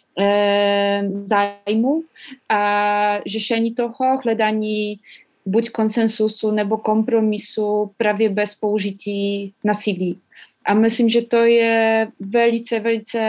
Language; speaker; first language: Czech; non-native, learner; Polish